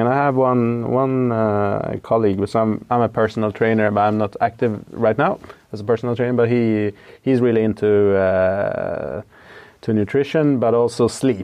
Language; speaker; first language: English; non-native, fluent; Swedish